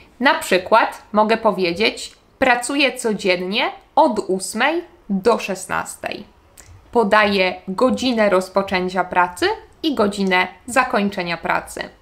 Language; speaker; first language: Polish; native; Polish